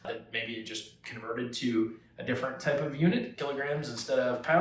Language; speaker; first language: English; native; English